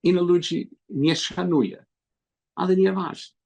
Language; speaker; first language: Polish; non-native, learner; English